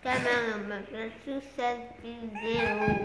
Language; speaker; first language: Vietnamese; early bilingual, heritage; French